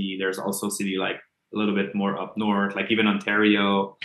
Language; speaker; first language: English; non-native, fluent; French